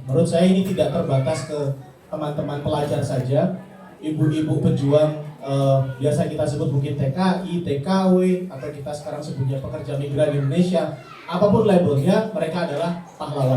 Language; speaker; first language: Indonesian; native; Indonesian